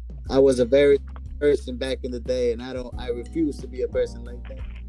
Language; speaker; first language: English; non-native, fluent; Spanish